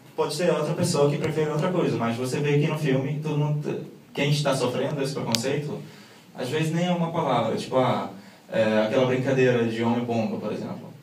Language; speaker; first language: Portuguese; non-native, fluent; Arabic